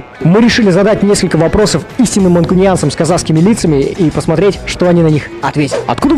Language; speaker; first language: Russian; native; Russian